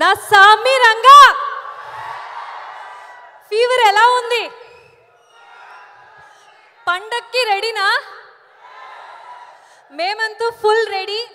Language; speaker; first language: Telugu; non-native, learner; Kannada